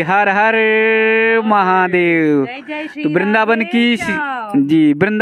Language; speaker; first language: Hindi; native; Hindi